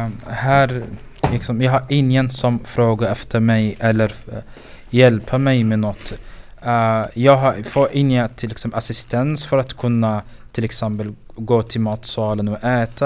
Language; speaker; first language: Swedish; non-native, fluent; Arabic